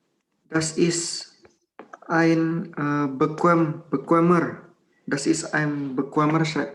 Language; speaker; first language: German; non-native, learner; Indonesian